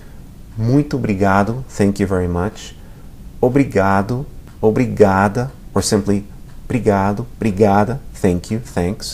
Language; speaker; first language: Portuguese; non-native, fluent; English